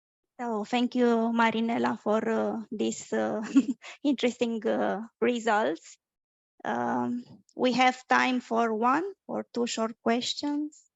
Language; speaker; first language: English; non-native, fluent; Romanian